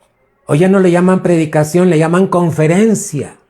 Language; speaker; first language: Spanish; native; Spanish